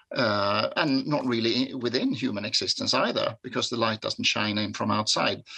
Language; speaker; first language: English; non-native, fluent; Swedish